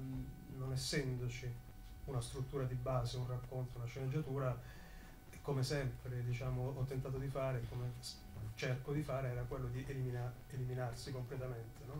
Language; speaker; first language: Italian; native; Italian